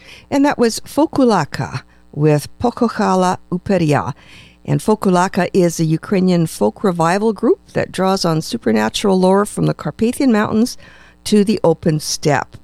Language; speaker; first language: English; native; English